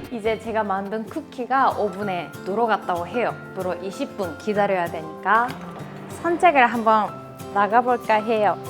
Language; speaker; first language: Korean; non-native, fluent; Japanese